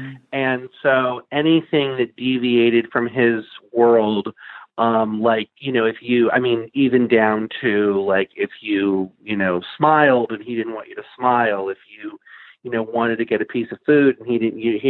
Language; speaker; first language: English; native; English